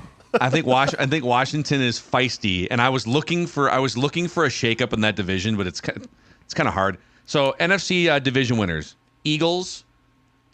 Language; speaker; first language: English; native; English